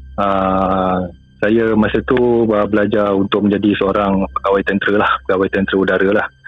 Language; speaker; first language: Malay; native; Malay